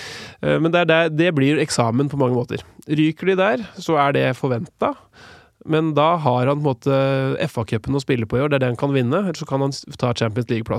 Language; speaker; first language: Norwegian; native; Norwegian